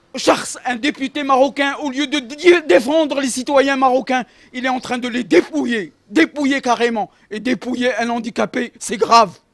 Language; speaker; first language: French; non-native, local second language; Arabic